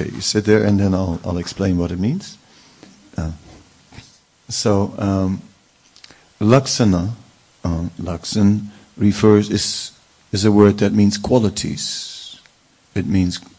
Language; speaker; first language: English; non-native, local second language; Dutch